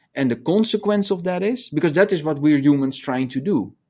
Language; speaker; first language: English; non-native, fluent; Dutch